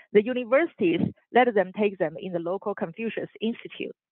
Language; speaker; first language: English; non-native, fluent; Chinese